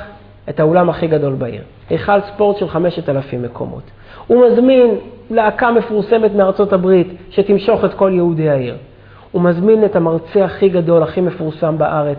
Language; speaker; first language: Hebrew; native; Hebrew